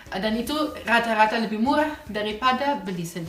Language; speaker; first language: Indonesian; non-native, fluent; German